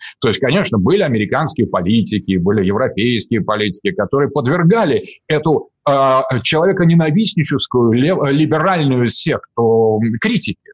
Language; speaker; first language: Russian; native; Russian